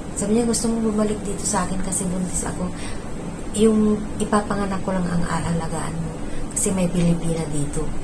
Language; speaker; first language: Filipino; non-native, local second language; Iloko